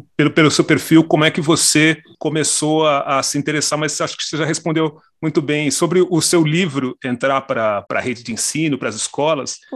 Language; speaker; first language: Portuguese; native; Portuguese